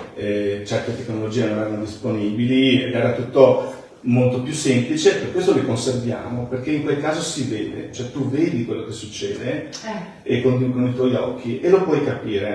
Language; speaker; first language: Italian; native; Italian